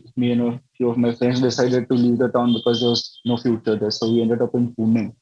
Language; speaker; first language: English; non-native, local second language; Gujarati